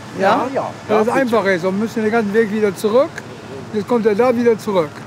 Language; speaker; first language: German; non-native, learner; Dutch